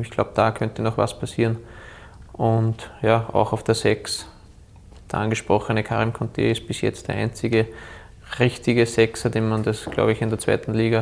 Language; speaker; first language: German; native; German